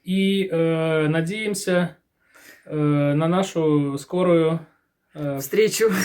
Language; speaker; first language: Russian; native; Russian